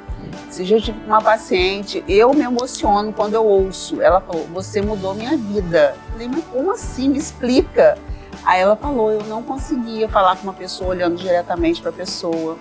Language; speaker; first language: Portuguese; native; Portuguese